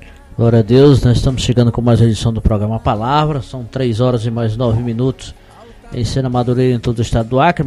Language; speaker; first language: Portuguese; native; Portuguese